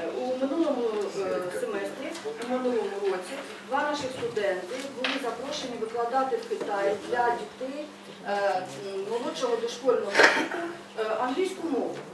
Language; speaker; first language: Ukrainian; non-native, local second language; Russian